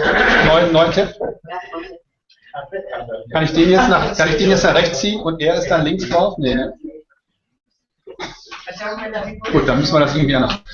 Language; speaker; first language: German; native; German